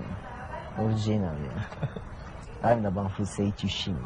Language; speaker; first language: English; non-native, learner; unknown